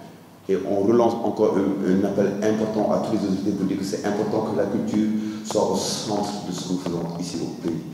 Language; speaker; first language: French; non-native, local second language; Wolof